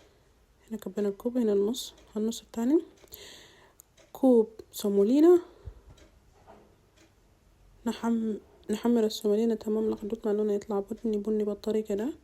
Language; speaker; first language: Arabic; native; Arabic